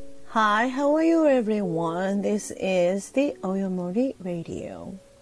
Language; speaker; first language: English; non-native, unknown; Japanese